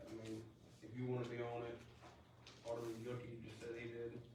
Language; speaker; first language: English; native; English